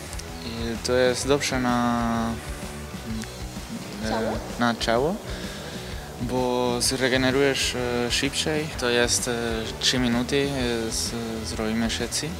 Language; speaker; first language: Polish; non-native, learner; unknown